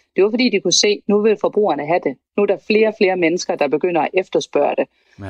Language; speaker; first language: Danish; native; Danish